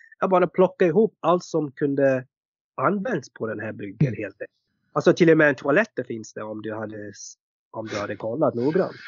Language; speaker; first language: Swedish; non-native, fluent; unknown